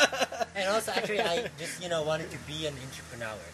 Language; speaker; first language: English; non-native, fluent; Japanese